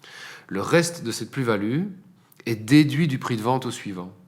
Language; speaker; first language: French; native; French